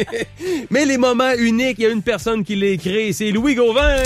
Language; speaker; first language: French; native; French